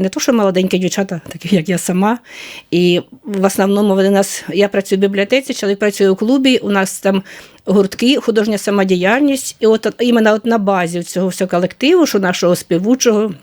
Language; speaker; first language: Ukrainian; native; Ukrainian